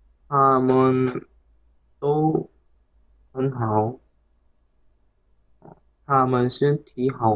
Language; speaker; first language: Chinese; non-native, learner; Korean